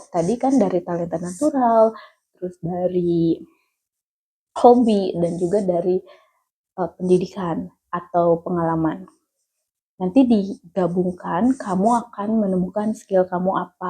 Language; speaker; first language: Indonesian; native; Indonesian